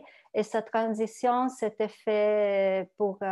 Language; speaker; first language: French; non-native, learner; Italian